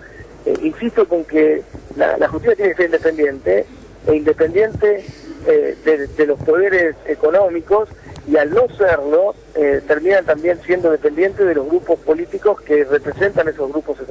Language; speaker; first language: Spanish; native; Spanish